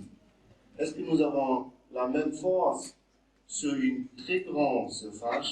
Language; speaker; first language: French; non-native, learner; German